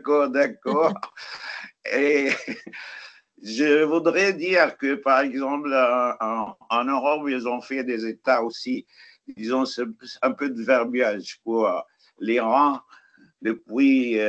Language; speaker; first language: French; non-native, fluent; Arabic